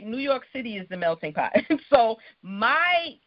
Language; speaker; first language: English; native; English